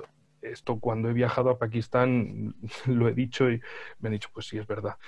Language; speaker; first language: Spanish; native; Spanish